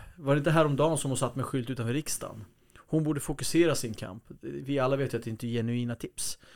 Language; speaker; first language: Swedish; early bilingual, other home language; Kurdish